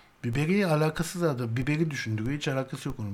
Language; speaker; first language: Turkish; native; Turkish